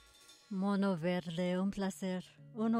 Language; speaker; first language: Spanish; early bilingual, heritage; Spanish